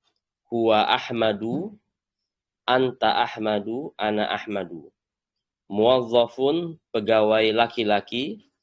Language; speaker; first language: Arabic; non-native, fluent; Indonesian